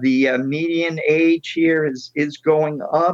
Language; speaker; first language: English; native; English